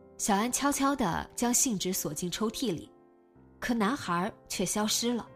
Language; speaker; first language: Chinese; native; Chinese